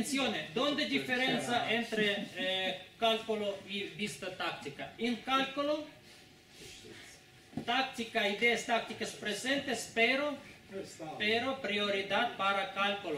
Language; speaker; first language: Italian; non-native, learner; Spanish